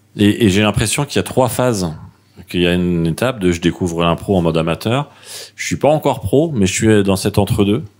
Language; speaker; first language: French; native; French